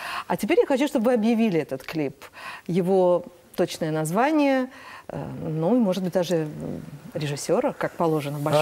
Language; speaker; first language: Russian; native; Russian